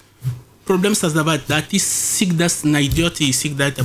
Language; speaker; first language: Russian; non-native, fluent; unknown